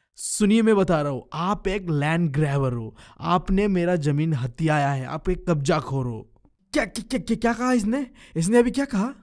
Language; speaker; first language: Hindi; non-native, local second language; Bangla